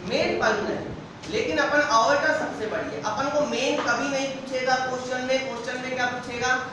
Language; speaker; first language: Hindi; native; Hindi